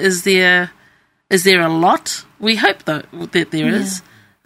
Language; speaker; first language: English; native; English